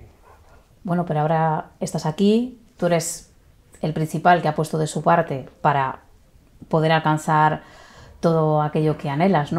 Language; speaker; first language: Spanish; native; Spanish